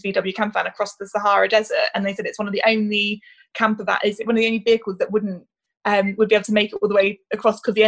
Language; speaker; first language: English; native; English